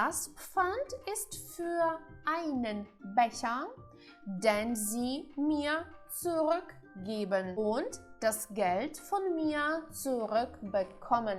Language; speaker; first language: German; non-native, fluent; Ukrainian